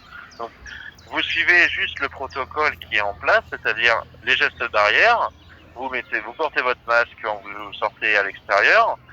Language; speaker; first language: French; native; French